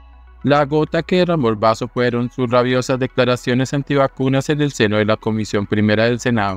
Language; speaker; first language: Spanish; native; Spanish